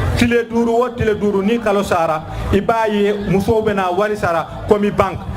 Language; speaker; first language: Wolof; non-native, local second language; Fula